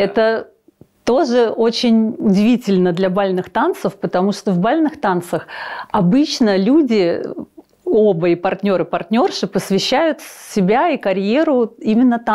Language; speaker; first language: Russian; native; Russian